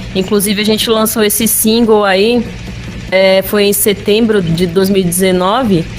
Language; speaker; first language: Portuguese; native; Portuguese